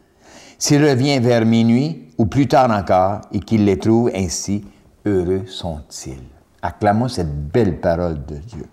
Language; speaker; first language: French; native; French